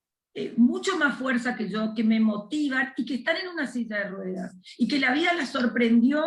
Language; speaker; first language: Spanish; native; Spanish